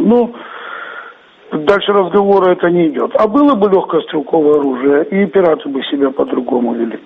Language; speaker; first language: Russian; native; Russian